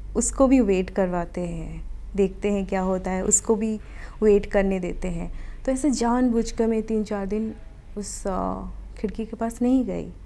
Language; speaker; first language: Hindi; non-native, local second language; Odia